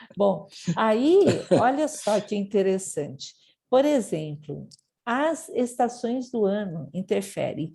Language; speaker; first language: Portuguese; early bilingual, other home language; Japanese